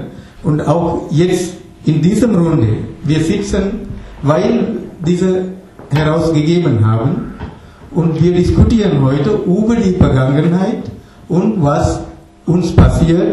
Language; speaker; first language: German; non-native, fluent; Tamil